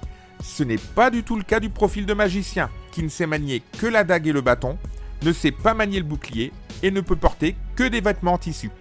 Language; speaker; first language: French; native; French